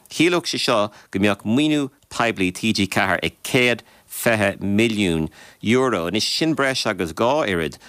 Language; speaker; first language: Irish; native; Irish